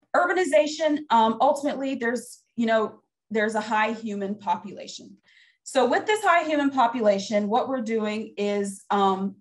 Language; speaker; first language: English; native; English